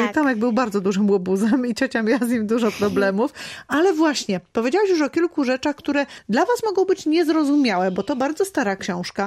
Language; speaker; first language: Polish; native; Polish